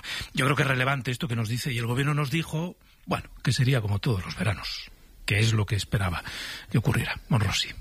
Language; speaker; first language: Spanish; native; Spanish